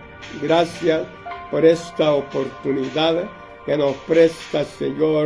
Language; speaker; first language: Spanish; native; Spanish